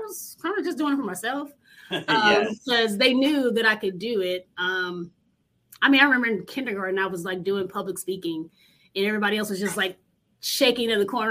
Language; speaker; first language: English; native; English